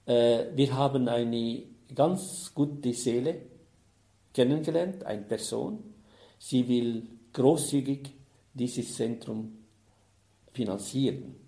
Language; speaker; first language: German; non-native, fluent; Arabic